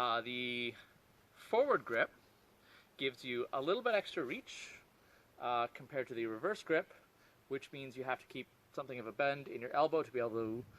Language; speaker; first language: English; native; English